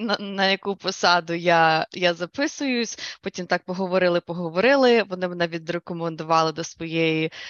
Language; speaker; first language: Ukrainian; native; Ukrainian